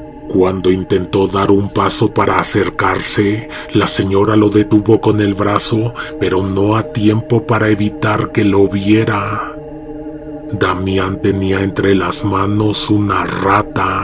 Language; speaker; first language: Spanish; native; Spanish